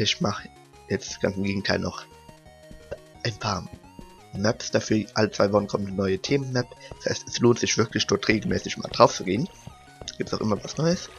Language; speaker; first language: German; native; German